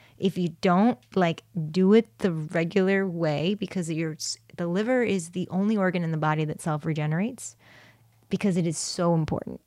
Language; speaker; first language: English; early bilingual, other home language; Spanish